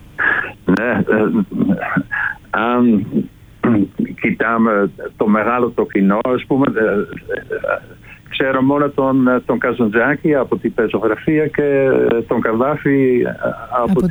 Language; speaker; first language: Greek; non-native, fluent; Dutch